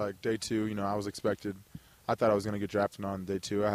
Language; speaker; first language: English; early bilingual, other home language; German